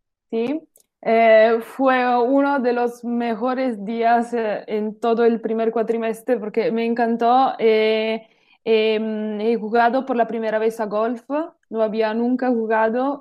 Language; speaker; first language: Spanish; non-native, learner; Italian